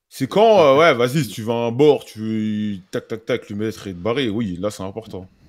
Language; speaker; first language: French; native; French